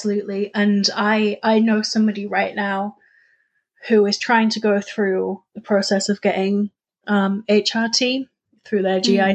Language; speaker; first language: English; native; English